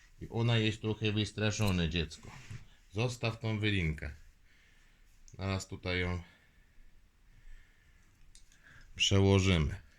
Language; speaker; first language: Polish; native; Polish